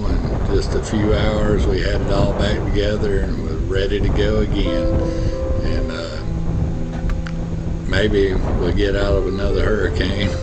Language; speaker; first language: English; native; English